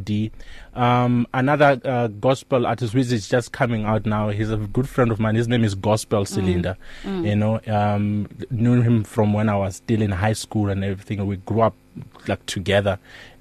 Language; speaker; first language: English; non-native, local second language; Northern Sotho